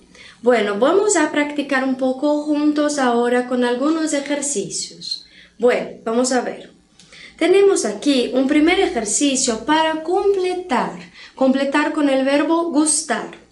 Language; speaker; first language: Spanish; non-native, fluent; Portuguese